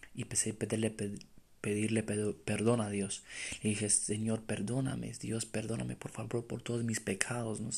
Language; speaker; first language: Spanish; non-native, fluent; Romanian